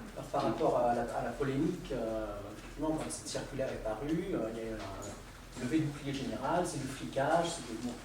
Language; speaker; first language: French; native; French